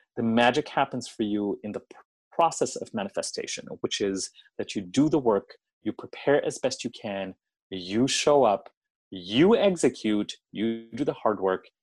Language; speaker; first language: English; non-native, local second language; Hindi